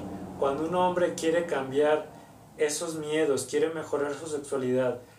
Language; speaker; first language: Spanish; native; Spanish